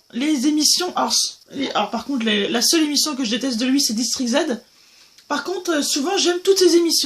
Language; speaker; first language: French; native; French